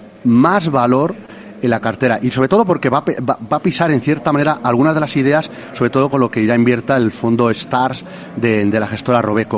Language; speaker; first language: Spanish; native; Spanish